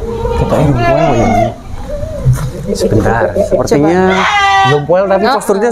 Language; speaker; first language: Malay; non-native, local second language; Javanese